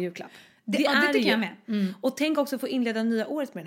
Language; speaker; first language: Swedish; native; Swedish